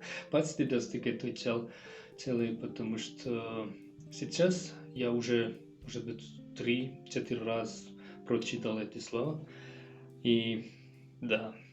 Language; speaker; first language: Russian; non-native, learner; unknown